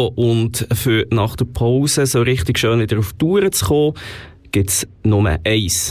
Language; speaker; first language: German; native; German